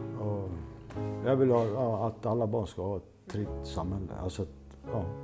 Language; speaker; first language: Swedish; early bilingual, other home language; Portuguese